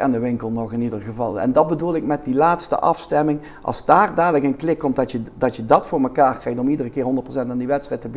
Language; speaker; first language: Dutch; native; Dutch